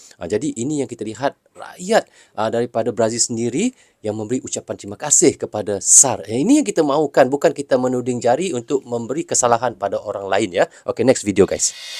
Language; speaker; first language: Malay; native; Malay